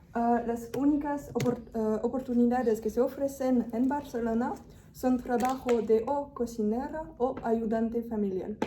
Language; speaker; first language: Spanish; non-native, fluent; French